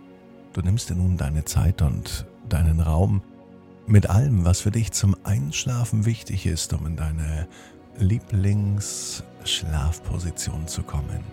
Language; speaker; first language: German; native; German